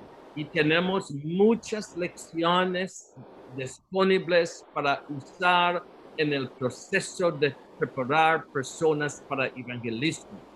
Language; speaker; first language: Spanish; non-native, learner; Portuguese